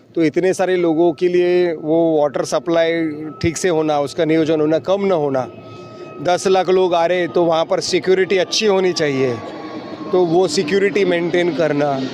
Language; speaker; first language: Hindi; non-native, local second language; Marathi